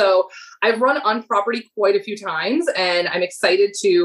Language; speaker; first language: English; native; English